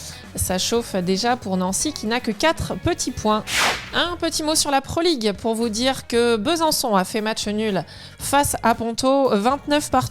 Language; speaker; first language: French; native; French